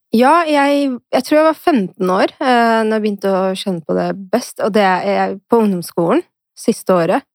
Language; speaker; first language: Norwegian; early bilingual, other home language; Arabic